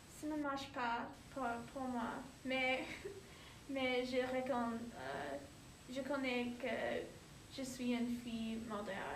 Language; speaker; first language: French; non-native, learner; English